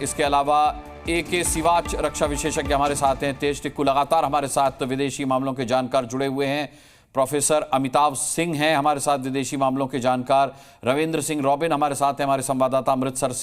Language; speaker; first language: Hindi; native; Hindi